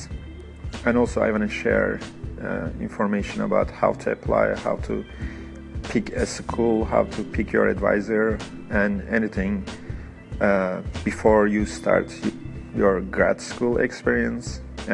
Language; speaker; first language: English; non-native, fluent; Turkish